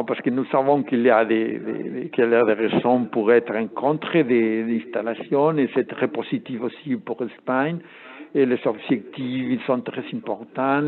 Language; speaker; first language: French; non-native, learner; Spanish